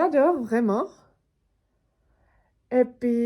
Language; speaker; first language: French; non-native, local second language; Swiss German